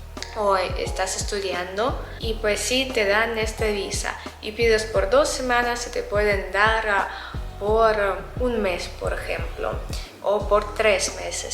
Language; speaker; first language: Spanish; non-native, fluent; Russian